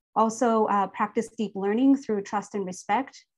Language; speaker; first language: English; native; English